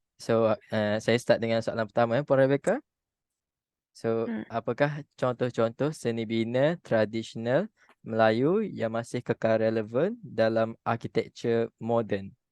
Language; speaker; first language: Malay; native; Malay